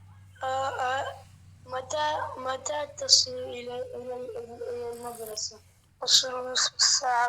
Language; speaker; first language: Arabic; non-native, learner; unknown